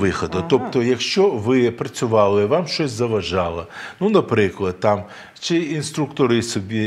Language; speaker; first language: Ukrainian; native; Ukrainian